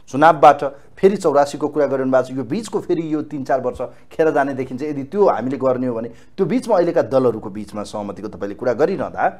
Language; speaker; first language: Nepali; native; Nepali